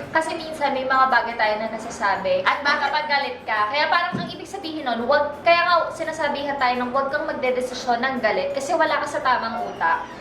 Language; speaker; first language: Filipino; native; Filipino